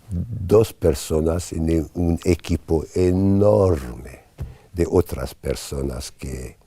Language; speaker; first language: Spanish; non-native, fluent; English